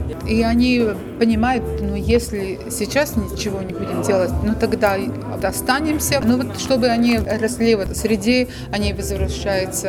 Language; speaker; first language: Russian; non-native, local second language; Latvian